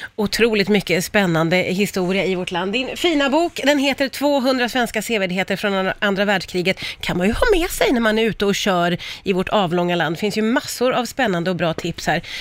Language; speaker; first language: Swedish; native; Swedish